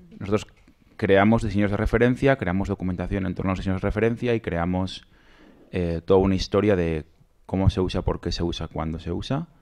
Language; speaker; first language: Spanish; native; Spanish